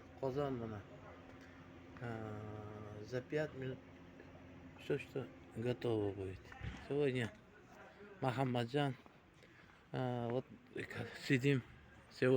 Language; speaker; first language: Russian; non-native, local second language; Uzbek